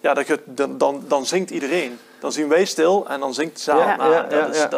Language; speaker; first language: Dutch; native; Dutch